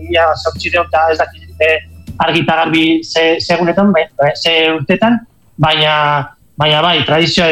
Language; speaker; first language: Basque; non-native, local second language; Spanish